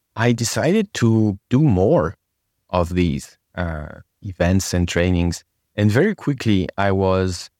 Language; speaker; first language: English; non-native, fluent; French